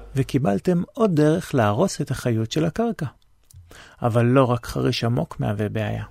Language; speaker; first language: Hebrew; native; Hebrew